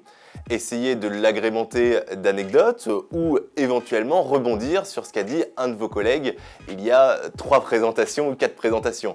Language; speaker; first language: French; native; French